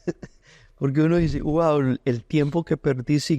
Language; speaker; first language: Spanish; native; Spanish